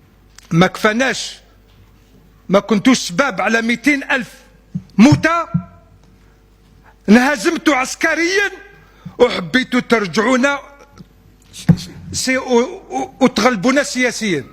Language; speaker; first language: Arabic; non-native, local second language; Kabyle